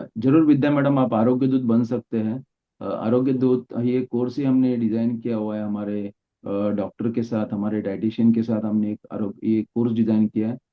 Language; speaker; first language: Hindi; non-native, local second language; Marathi